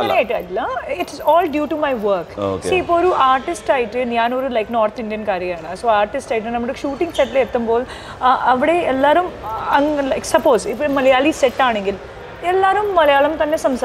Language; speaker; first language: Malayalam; non-native, local second language; Hindi